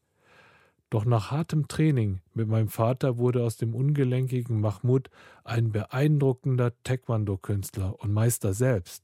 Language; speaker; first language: German; early bilingual, other home language; Korean